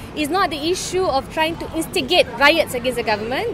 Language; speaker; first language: English; non-native, local second language; Malay